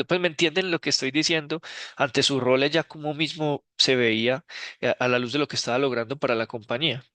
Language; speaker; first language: Spanish; native; Spanish